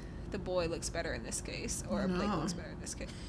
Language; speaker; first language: English; native; English